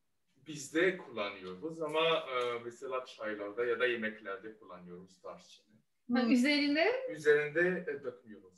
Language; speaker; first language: Turkish; non-native, fluent; Malagasy